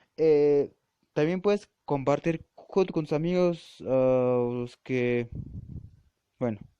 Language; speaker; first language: Spanish; non-native, local second language; Quechua